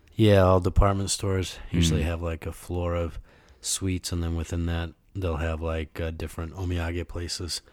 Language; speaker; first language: English; native; English